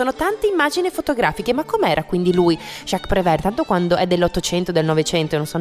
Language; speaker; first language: Italian; native; Italian